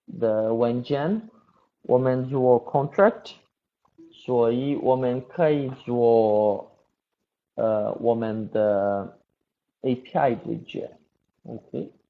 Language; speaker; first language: Chinese; non-native, learner; Portuguese